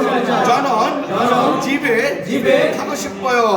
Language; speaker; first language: Korean; non-native, fluent; Bangla